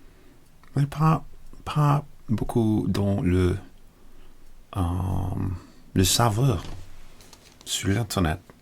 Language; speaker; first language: French; non-native, learner; English